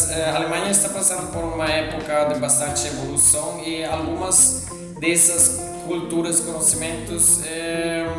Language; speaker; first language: Portuguese; non-native, fluent; German